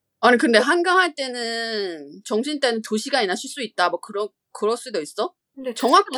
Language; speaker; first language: Korean; non-native, fluent; Chinese